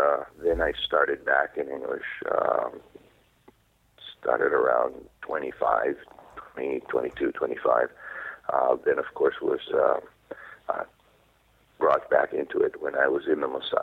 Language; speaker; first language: English; non-native, fluent; Hebrew